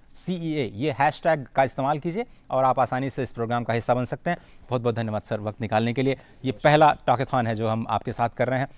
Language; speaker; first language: Hindi; native; Hindi